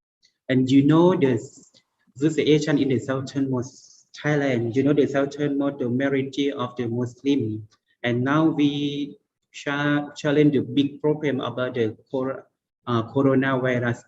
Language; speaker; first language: English; non-native, learner; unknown